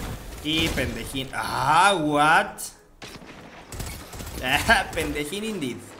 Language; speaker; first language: Spanish; native; Spanish